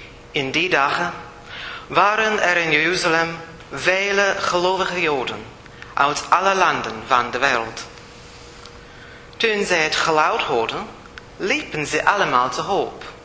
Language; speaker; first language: Dutch; non-native, fluent; English